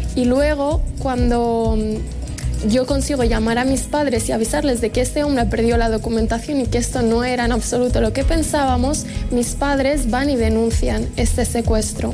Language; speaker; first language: Spanish; early bilingual, other home language; Arabic